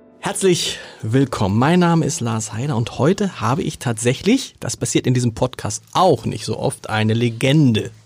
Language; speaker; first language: German; native; German